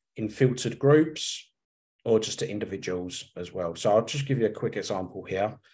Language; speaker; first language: English; native; English